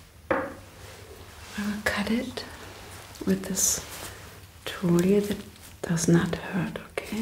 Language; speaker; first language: English; non-native, fluent; German